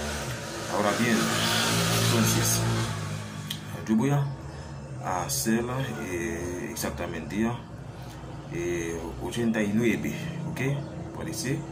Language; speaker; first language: Spanish; non-native, learner; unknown